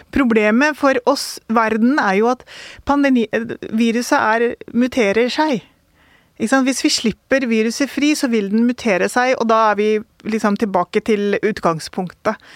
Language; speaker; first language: Norwegian; early bilingual, other home language; Urdu